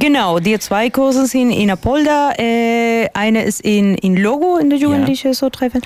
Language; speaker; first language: German; non-native, fluent; Spanish